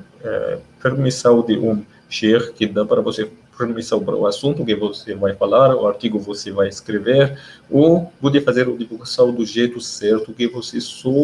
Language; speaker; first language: Portuguese; non-native, learner; Arabic